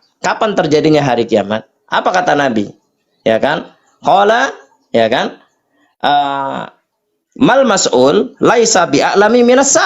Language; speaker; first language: Indonesian; native; Indonesian